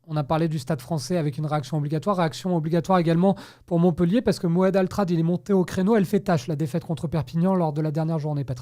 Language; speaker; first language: French; native; French